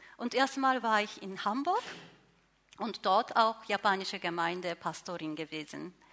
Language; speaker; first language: German; non-native, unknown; Japanese